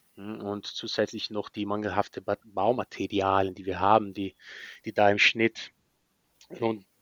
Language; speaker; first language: German; non-native, fluent; Portuguese